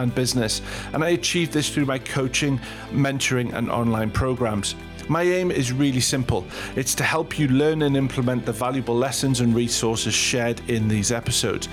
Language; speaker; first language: English; native; English